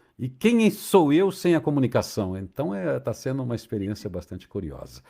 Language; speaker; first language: Portuguese; native; Portuguese